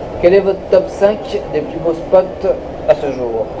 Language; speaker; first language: French; native; French